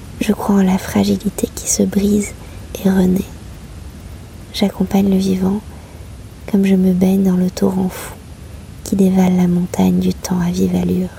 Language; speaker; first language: French; native; French